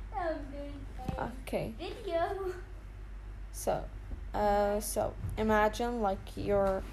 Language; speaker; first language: English; non-native, fluent; Arabic